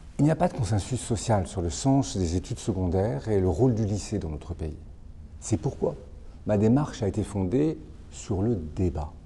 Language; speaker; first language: French; native; French